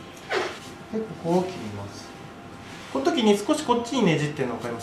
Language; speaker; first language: Japanese; native; Japanese